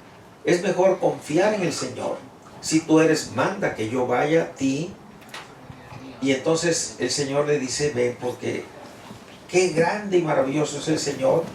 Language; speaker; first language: Spanish; native; Spanish